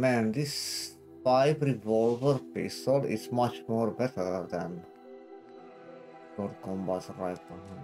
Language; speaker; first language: English; non-native, fluent; Romanian